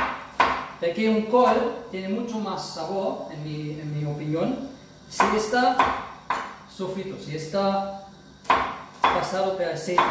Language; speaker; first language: Spanish; non-native, fluent; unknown